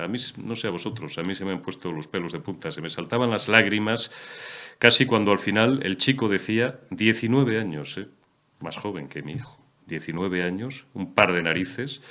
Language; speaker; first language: Spanish; native; Spanish